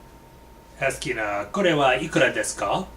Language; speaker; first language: Japanese; non-native, learner; English